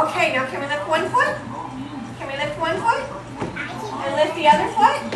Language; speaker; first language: English; native; English